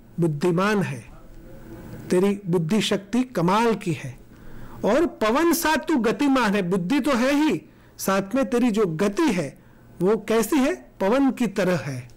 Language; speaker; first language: Hindi; non-native, local second language; Gujarati